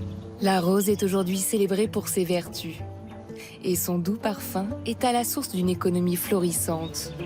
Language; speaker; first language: French; native; French